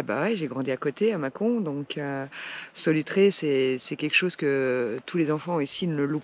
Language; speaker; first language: French; native; French